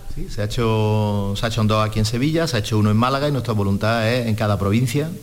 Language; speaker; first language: Spanish; native; Spanish